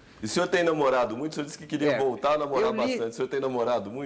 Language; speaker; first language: Portuguese; native; Portuguese